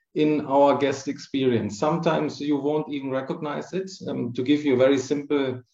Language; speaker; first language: English; non-native, fluent; German